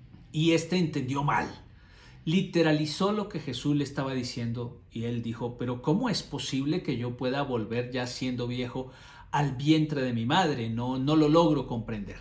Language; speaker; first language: Spanish; native; Spanish